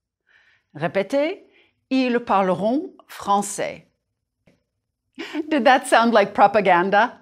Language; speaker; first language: French; native; French